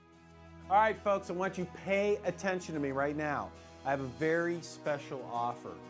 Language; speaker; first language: English; native; English